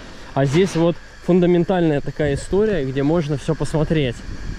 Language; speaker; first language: Russian; native; Russian